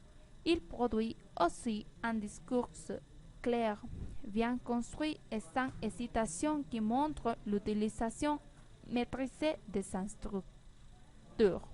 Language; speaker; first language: French; non-native, learner; Spanish